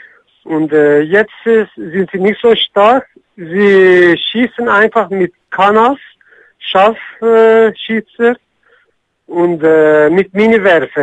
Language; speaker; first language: German; non-native, learner; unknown